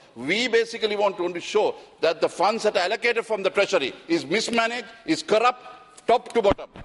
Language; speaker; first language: English; non-native, local second language; Sinhala